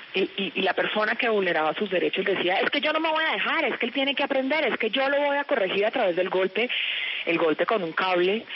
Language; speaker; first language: Spanish; native; Spanish